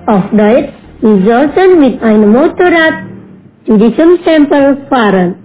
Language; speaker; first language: German; non-native, fluent; Indonesian